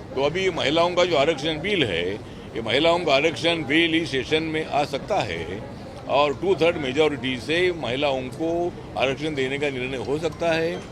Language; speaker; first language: Hindi; non-native, local second language; Marathi